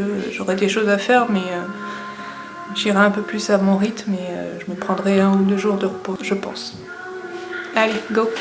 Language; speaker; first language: French; native; French